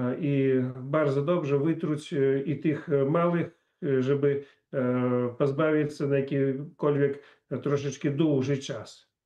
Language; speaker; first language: Polish; non-native, fluent; Russian